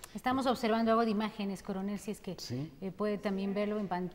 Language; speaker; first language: Spanish; native; Spanish